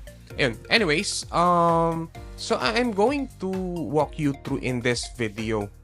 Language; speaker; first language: English; non-native, local second language; Filipino